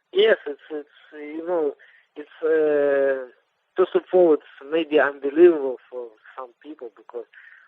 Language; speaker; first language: English; non-native, learner; Russian